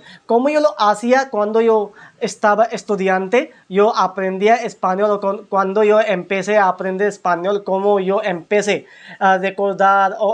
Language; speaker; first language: Spanish; non-native, learner; Hindi